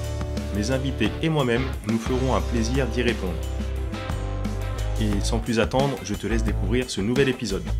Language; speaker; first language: French; native; French